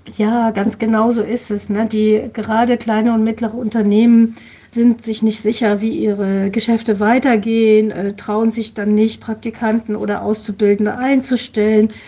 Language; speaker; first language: German; native; German